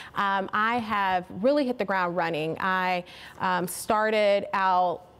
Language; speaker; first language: English; native; English